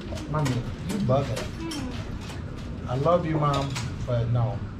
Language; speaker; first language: English; early bilingual, other home language; Spanish